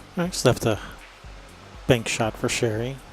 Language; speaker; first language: English; native; English